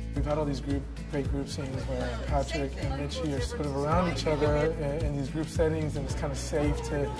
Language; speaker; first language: English; early bilingual, other home language; Spanish